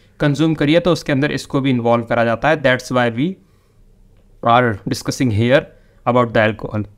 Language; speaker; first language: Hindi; native; Hindi